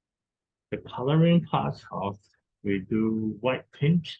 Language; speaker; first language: English; non-native, fluent; Chinese